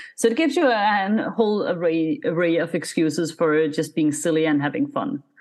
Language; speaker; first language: English; non-native, fluent; Danish